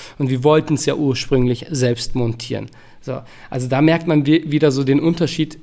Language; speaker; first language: German; early bilingual, other home language; Turkish